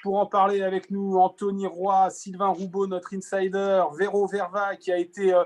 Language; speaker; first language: French; native; French